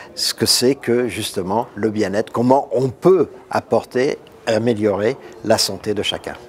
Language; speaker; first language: French; native; French